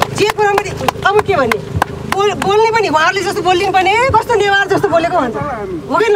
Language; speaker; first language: Nepali; non-native, local second language; Newari